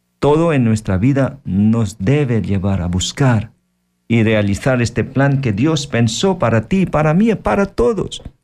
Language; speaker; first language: Spanish; non-native, fluent; Filipino